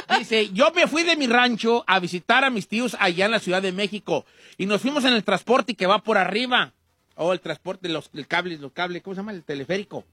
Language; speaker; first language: Spanish; native; Spanish